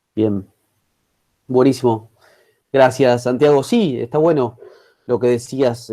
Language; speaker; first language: Spanish; native; Spanish